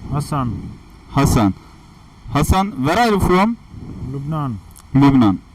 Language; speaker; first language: English; non-native, learner; Turkish